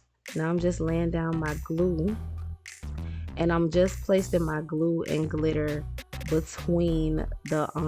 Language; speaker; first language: English; native; English